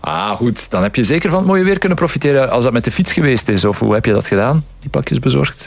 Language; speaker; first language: Dutch; native; Dutch